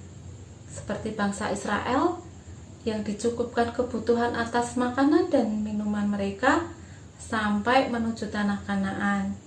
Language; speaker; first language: Indonesian; native; Indonesian